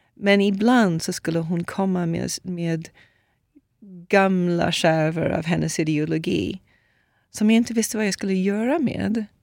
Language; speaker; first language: Swedish; non-native, fluent; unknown